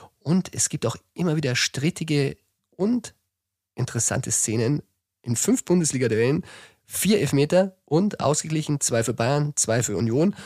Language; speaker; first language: German; native; German